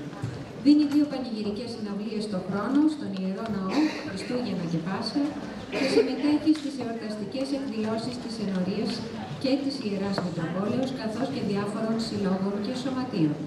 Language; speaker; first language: Greek; native; Greek